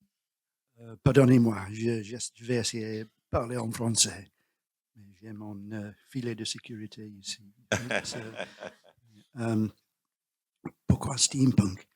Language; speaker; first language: French; non-native, learner; English